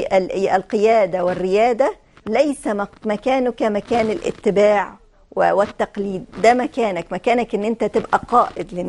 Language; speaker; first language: Arabic; native; Arabic